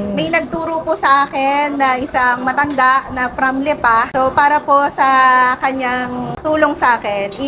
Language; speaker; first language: Filipino; native; Filipino